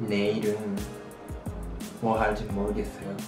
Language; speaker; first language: Korean; non-native, learner; Japanese